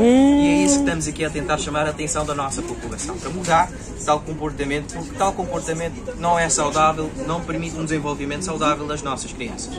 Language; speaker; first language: Portuguese; non-native, local second language; Kabuverdianu